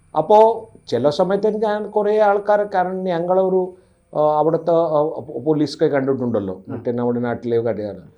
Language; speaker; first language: Malayalam; non-native, local second language; Odia